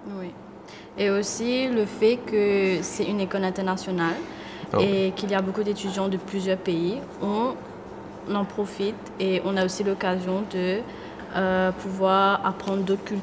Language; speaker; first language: French; non-native, local second language; Morisyen